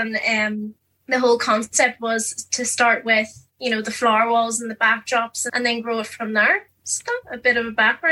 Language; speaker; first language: English; native; English